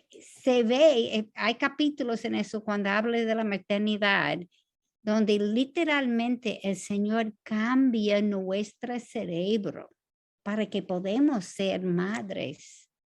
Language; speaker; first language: Spanish; non-native, fluent; English